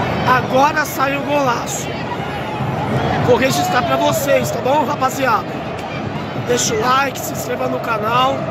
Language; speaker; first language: Portuguese; native; Portuguese